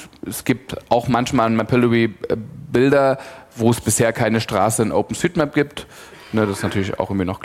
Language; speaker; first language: German; native; German